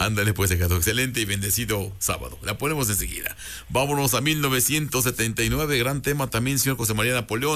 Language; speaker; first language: Spanish; native; Spanish